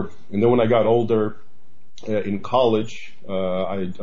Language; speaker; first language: English; native; English